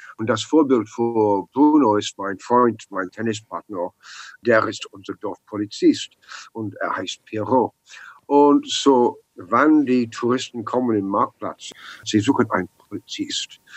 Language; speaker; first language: German; non-native, learner; English